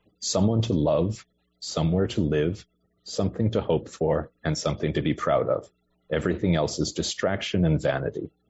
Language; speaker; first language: English; native; English